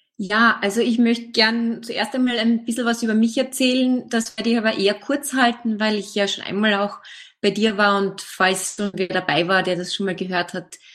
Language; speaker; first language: German; native; German